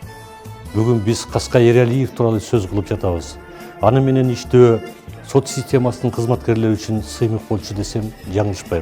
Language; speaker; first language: Kyrgyz; native; Kyrgyz